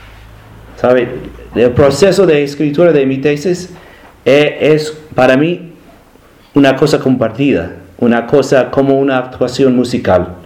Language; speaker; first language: Spanish; non-native, learner; English